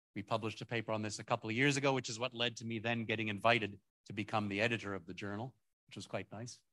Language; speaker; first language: English; native; English